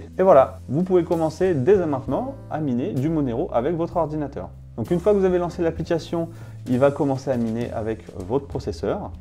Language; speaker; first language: French; native; French